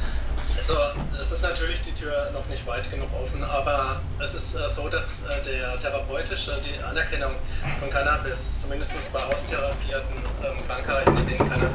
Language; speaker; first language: German; native; German